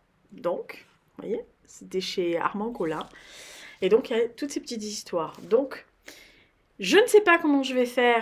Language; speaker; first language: French; native; French